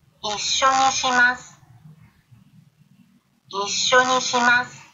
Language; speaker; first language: Japanese; non-native, fluent; Indonesian